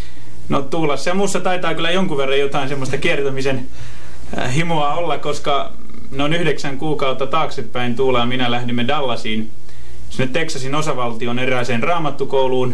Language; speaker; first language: Finnish; native; Finnish